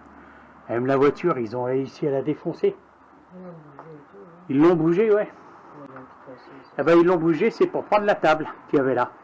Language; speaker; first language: French; native; French